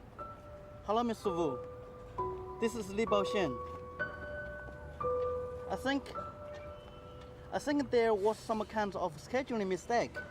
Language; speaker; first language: English; non-native, learner; Chinese